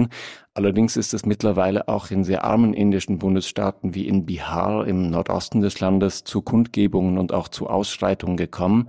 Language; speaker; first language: German; native; German